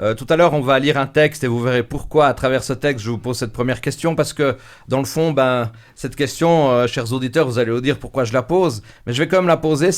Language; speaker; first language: French; native; French